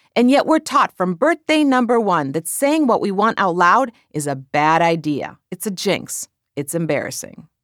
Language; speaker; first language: English; non-native, fluent; Croatian